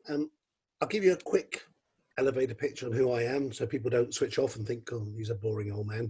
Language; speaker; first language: English; native; English